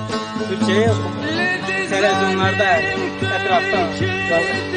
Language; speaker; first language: Turkish; non-native, local second language; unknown